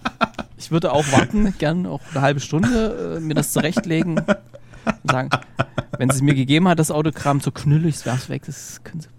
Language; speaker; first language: German; native; German